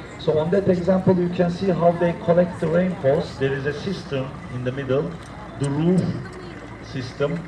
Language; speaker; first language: English; non-native, fluent; Turkish